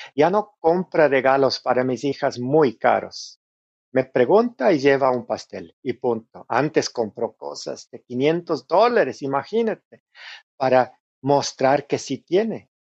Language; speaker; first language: Spanish; non-native, fluent; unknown